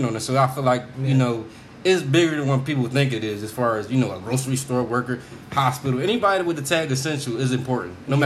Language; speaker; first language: English; native; English